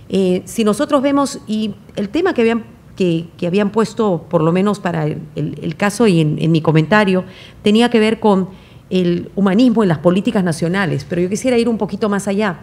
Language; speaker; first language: Spanish; native; Spanish